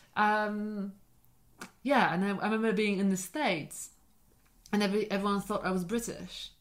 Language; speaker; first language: English; non-native, fluent; Polish